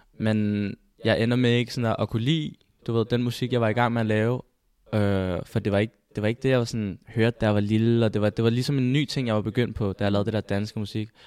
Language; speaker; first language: Danish; early bilingual, other home language; Spanish